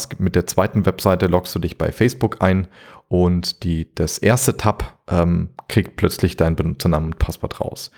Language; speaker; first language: German; native; German